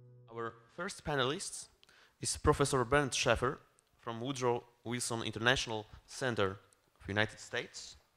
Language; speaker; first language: English; non-native, fluent; Polish